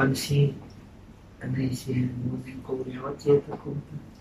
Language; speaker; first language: Chinese; non-native, fluent; Czech